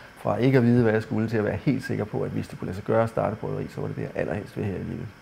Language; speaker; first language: Danish; native; Danish